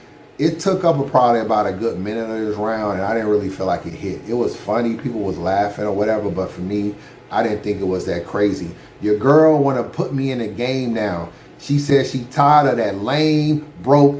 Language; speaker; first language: English; native; English